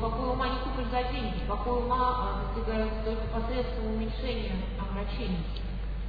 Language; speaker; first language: Russian; native; Russian